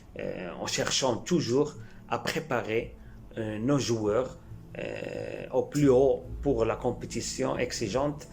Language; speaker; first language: French; non-native, fluent; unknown